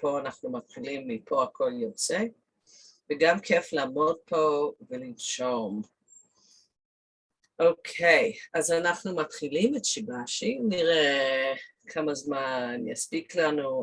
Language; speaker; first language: Hebrew; non-native, fluent; English